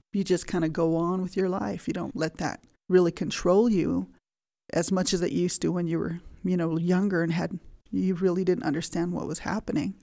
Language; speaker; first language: English; native; English